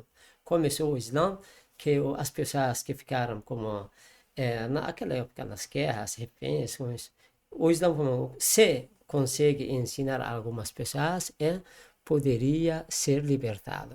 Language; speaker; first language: Portuguese; non-native, learner; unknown